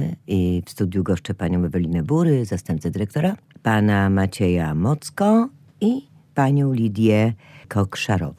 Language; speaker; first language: Polish; native; Polish